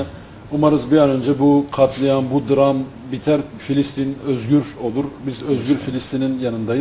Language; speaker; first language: Turkish; native; Turkish